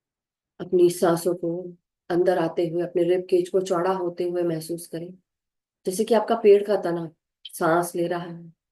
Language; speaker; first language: Hindi; native; Hindi